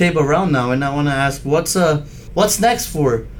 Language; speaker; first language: English; native; English